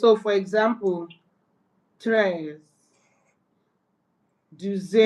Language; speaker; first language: French; non-native, learner; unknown